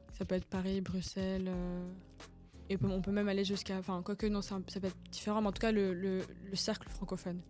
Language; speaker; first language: French; native; French